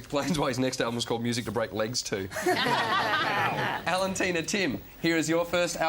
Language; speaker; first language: English; native; English